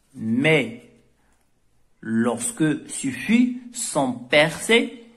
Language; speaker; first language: French; non-native, local second language; Arabic